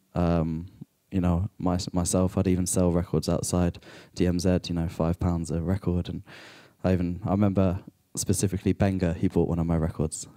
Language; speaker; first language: English; native; English